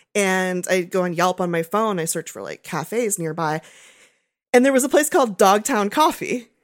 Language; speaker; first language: English; native; English